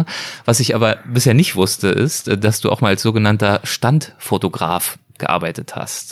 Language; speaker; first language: German; native; German